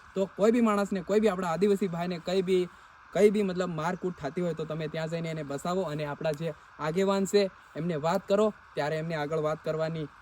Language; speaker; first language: Gujarati; non-native, local second language; Bhili